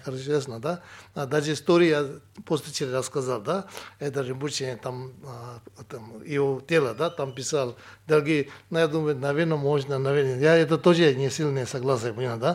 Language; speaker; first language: Russian; non-native, learner; Tibetan